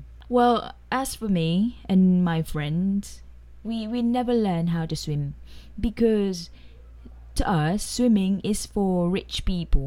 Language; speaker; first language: English; non-native, local second language; Filipino